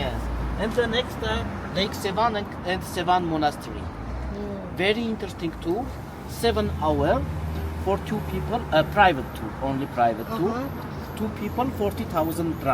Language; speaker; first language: English; non-native, learner; Armenian